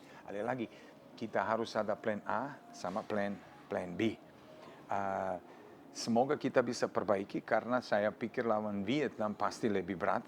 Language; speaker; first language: Indonesian; non-native, fluent; Serbian